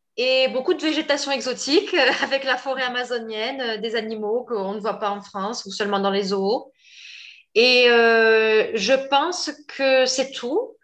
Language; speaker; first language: French; native; French